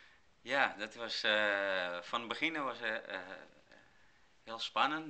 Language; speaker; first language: Dutch; non-native, learner; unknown